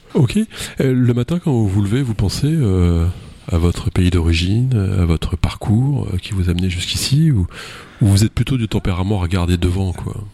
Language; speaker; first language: French; native; French